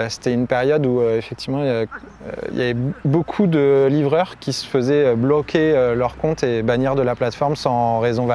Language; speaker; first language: French; native; French